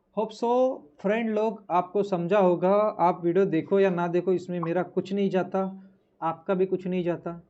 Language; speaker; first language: Hindi; non-native, local second language; Marathi